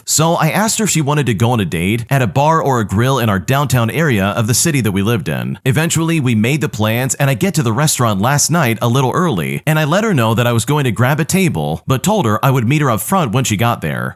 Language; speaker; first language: English; native; English